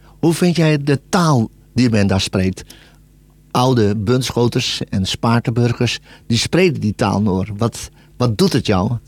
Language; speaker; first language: Dutch; native; Dutch